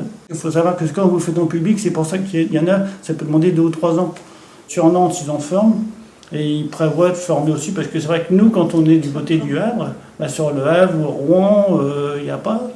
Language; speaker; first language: French; native; French